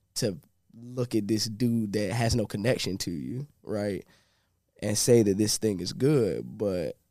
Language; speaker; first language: English; native; English